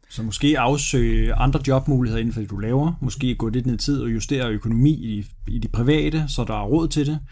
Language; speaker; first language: Danish; early bilingual, other home language; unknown